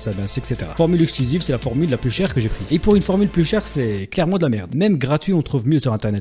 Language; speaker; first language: French; native; French